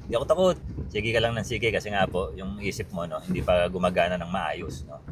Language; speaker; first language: Filipino; native; Filipino